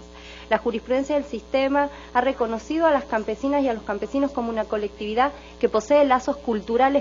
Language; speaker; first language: Spanish; native; Spanish